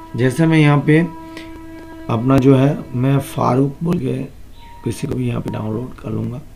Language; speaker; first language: Hindi; non-native, local second language; Bangla